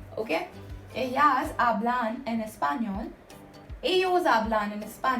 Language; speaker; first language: Spanish; non-native, fluent; Hindi